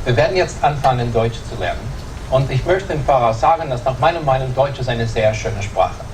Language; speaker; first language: German; non-native, fluent; English